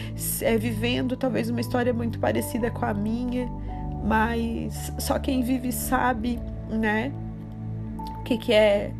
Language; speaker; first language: Portuguese; native; Portuguese